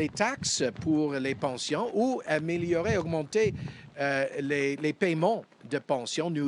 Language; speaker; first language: French; non-native, fluent; English